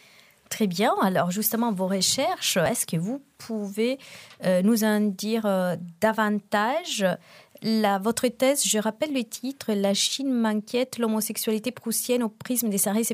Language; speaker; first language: French; non-native, fluent; Italian